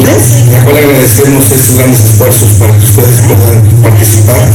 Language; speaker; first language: Spanish; native; Spanish